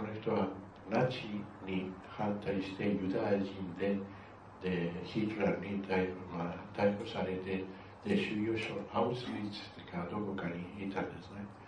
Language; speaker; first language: Japanese; non-native, fluent; Spanish